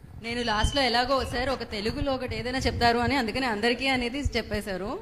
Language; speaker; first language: Telugu; native; Telugu